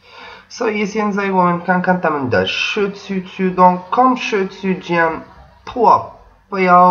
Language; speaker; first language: Chinese; non-native, learner; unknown